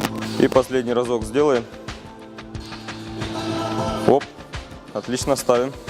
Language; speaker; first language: Russian; native; Russian